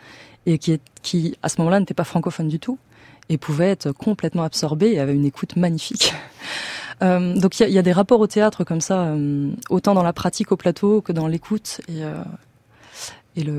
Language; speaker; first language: French; native; French